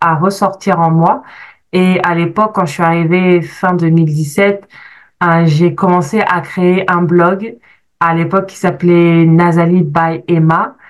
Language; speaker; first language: French; native; French